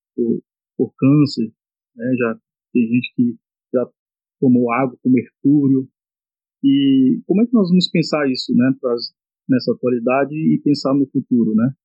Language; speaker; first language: Portuguese; non-native, local second language; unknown